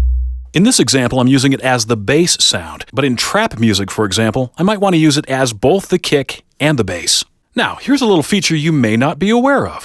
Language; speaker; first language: English; native; English